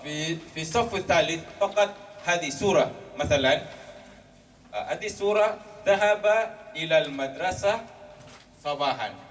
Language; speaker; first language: Arabic; non-native, fluent; Malay